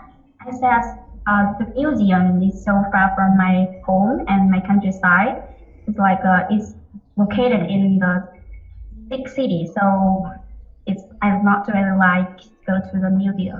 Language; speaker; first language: English; non-native, learner; Vietnamese